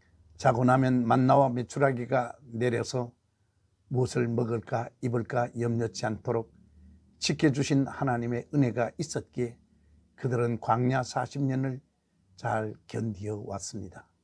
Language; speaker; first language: Korean; native; Korean